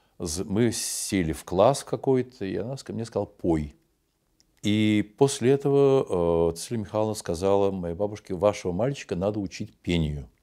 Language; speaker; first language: Russian; native; Russian